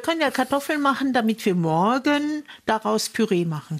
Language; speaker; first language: German; native; German